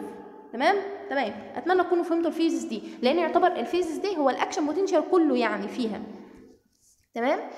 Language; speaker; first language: Arabic; native; Arabic